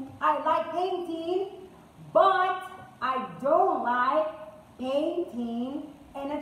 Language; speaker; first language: English; non-native, fluent; Spanish